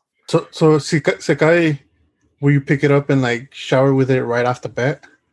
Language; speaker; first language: English; early bilingual, other home language; Spanish